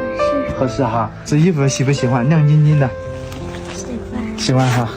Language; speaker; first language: Chinese; native; Chinese